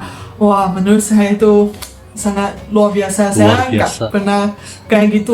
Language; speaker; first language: Indonesian; non-native, fluent; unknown